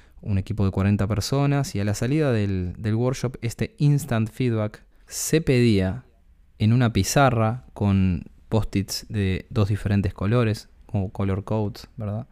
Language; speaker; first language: Spanish; native; Spanish